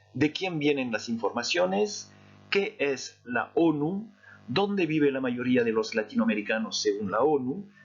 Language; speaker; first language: Spanish; non-native, fluent; French